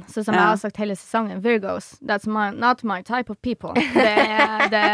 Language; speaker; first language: Norwegian; non-native, fluent; Polish